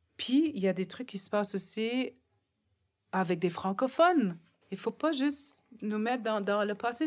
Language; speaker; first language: French; non-native, local second language; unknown